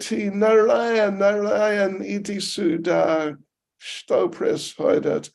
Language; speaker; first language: Russian; non-native, learner; English